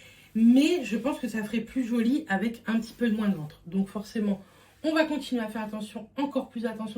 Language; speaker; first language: French; native; French